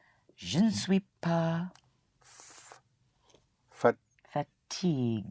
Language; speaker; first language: French; non-native, learner; English